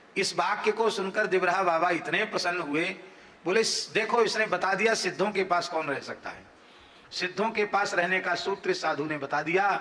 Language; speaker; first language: Hindi; native; Hindi